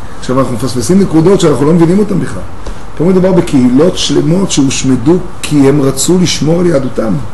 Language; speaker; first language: Hebrew; native; Hebrew